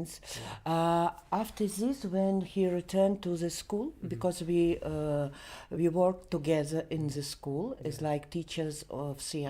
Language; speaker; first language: English; non-native, learner; Belarusian